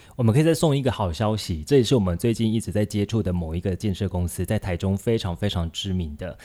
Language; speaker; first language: Chinese; native; Chinese